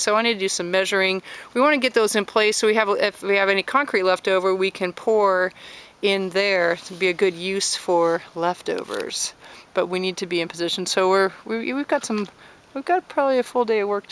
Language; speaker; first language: English; native; English